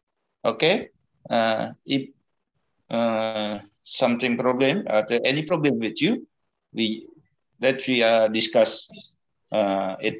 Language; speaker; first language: English; non-native, learner; Indonesian